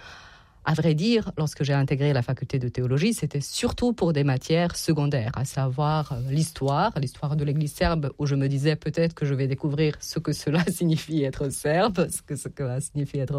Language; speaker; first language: French; non-native, fluent; Serbian